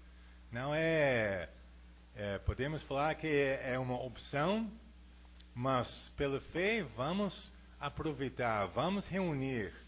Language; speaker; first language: Portuguese; non-native, fluent; English